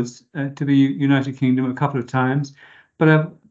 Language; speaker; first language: English; native; English